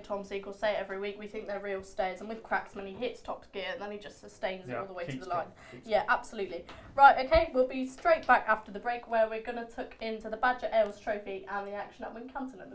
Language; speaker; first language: English; native; English